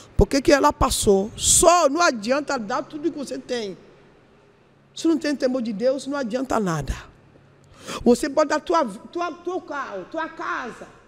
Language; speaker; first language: Portuguese; non-native, learner; Yoruba